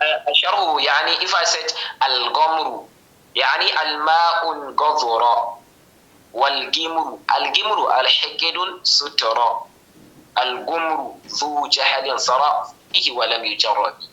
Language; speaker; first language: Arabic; non-native, learner; Hausa